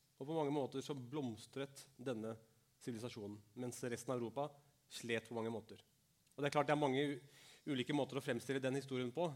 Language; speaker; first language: Norwegian; early bilingual, other home language; Urdu